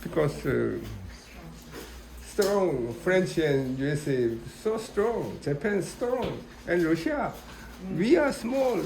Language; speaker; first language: English; non-native, learner; Korean